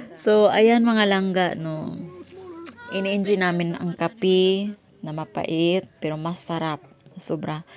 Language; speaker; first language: Filipino; non-native, local second language; Cebuano